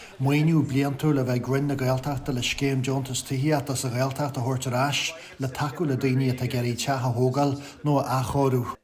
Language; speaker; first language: Irish; native; Irish